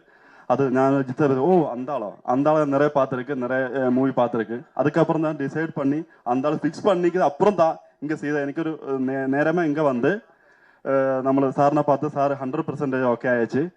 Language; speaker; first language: Tamil; non-native, learner; Malayalam